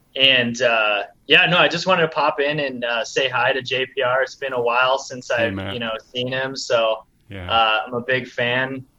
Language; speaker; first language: English; native; English